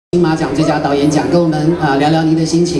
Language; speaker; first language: Chinese; native; Chinese